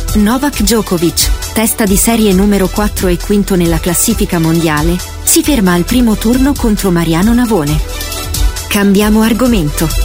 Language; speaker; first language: Italian; native; Italian